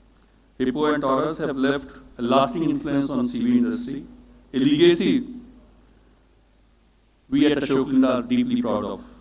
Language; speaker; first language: English; non-native, local second language; Hindi